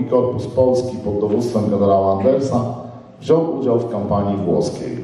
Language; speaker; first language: Polish; native; Polish